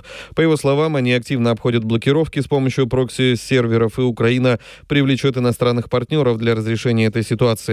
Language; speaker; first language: Russian; native; Russian